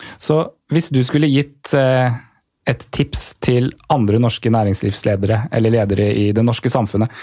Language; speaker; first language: Norwegian; native; Norwegian